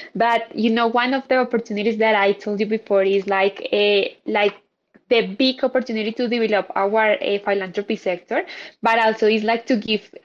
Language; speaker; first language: English; non-native, fluent; Spanish